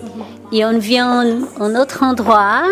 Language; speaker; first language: French; non-native, fluent; Portuguese